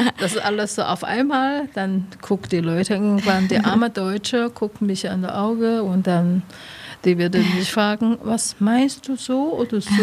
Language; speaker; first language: German; non-native, learner; Chinese